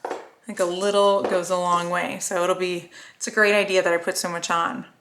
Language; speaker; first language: English; native; English